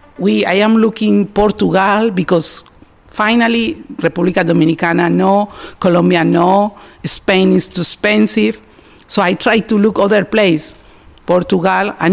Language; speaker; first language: English; non-native, learner; Spanish